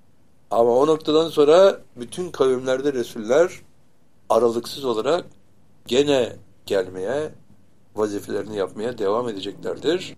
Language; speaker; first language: Turkish; native; Turkish